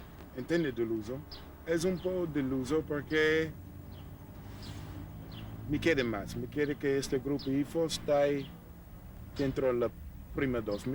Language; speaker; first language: Spanish; non-native, learner; English